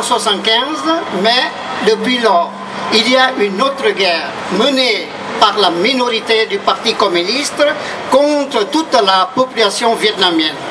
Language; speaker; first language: French; non-native, fluent; Vietnamese